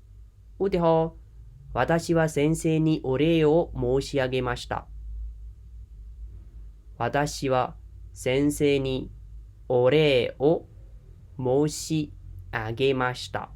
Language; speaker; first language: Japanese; non-native, fluent; Khmer